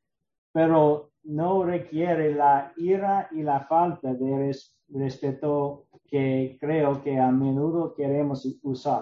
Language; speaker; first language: Spanish; non-native, learner; English